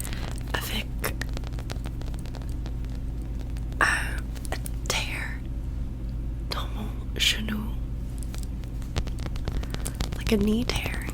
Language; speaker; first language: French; non-native, learner; English